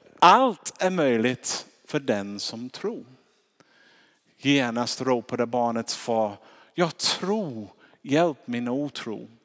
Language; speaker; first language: Swedish; non-native, fluent; English